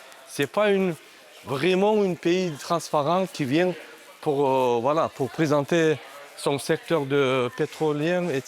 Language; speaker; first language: French; non-native, fluent; Turkmen